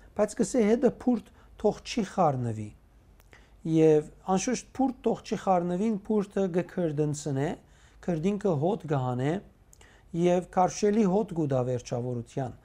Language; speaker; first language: Armenian; native; Armenian